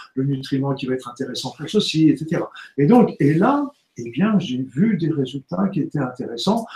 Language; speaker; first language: French; native; French